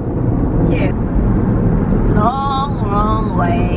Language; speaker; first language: English; non-native, learner; Thai